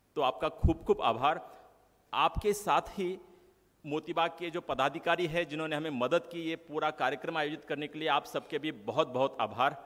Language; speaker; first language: Hindi; non-native, local second language; Marathi